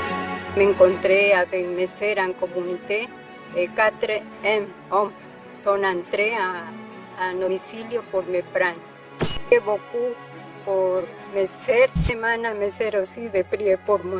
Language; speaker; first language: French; non-native, learner; Spanish